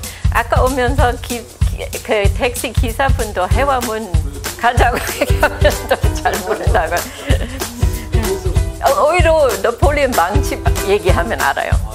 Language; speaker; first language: Korean; non-native, fluent; English